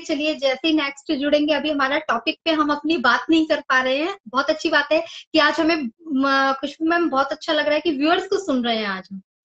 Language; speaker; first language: Hindi; native; Hindi